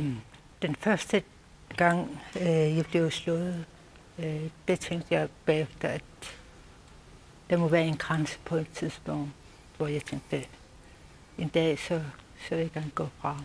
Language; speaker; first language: Danish; non-native, local second language; Kalaallisut